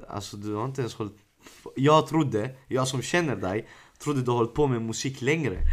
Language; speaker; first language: Swedish; early bilingual, other home language; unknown